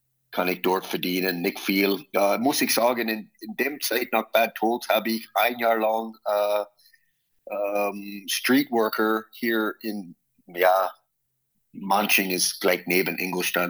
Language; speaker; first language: German; non-native, fluent; English